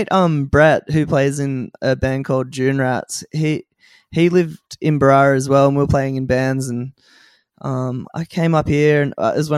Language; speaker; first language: English; native; English